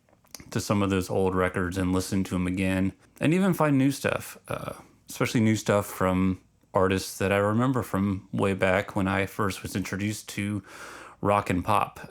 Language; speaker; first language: English; native; English